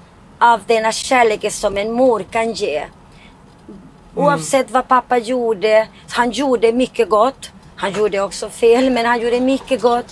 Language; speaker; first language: Swedish; non-native, fluent; Spanish